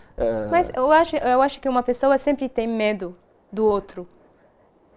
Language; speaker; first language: Portuguese; non-native, fluent; Arabic